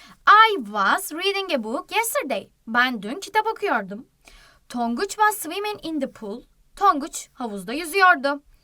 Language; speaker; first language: English; non-native, fluent; Turkish